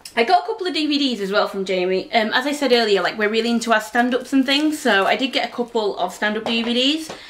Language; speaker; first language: English; native; English